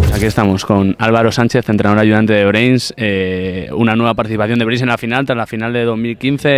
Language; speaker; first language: Spanish; native; Spanish